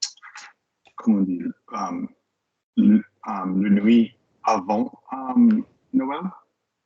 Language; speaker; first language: French; non-native, learner; English